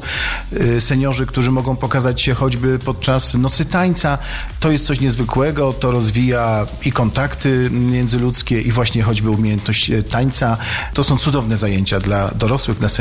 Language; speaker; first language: Polish; native; Polish